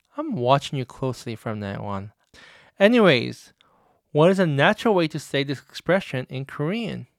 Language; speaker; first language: English; native; English